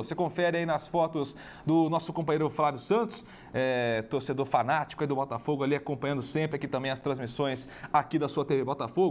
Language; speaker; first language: Portuguese; native; Portuguese